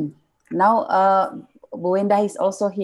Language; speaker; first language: English; non-native, fluent; Indonesian